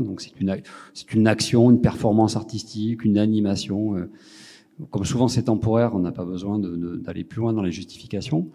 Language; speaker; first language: French; native; French